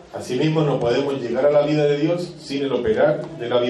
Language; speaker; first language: Spanish; native; Spanish